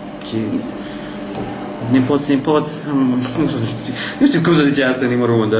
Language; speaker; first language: Romanian; non-native, learner; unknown